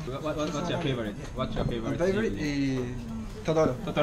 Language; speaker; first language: English; non-native, learner; Spanish